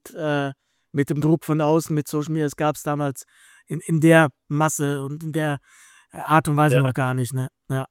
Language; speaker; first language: German; native; German